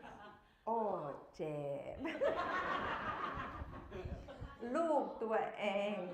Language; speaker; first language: Thai; non-native, fluent; English